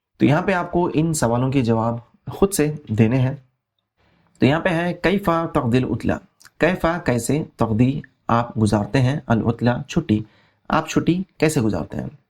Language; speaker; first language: Urdu; native; Urdu